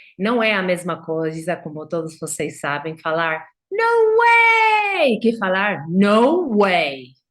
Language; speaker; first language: Portuguese; non-native, fluent; Spanish